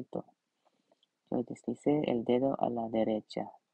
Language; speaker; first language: Spanish; non-native, learner; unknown